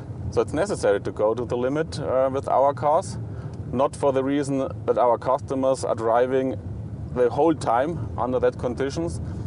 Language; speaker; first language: English; non-native, fluent; German